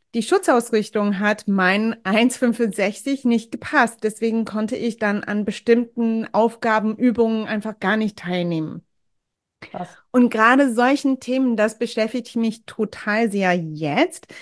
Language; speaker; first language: German; non-native, fluent; English